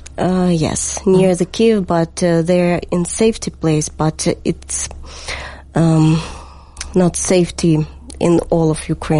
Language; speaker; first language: English; non-native, learner; Ukrainian